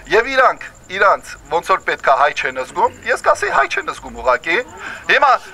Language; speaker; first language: Armenian; native; Armenian